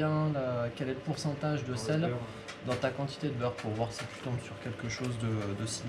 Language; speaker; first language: French; native; French